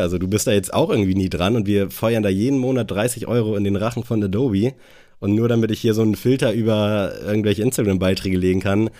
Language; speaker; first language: German; native; German